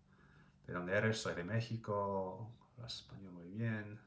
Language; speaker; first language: Spanish; non-native, fluent; English